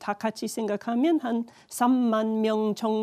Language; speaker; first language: Korean; non-native, learner; English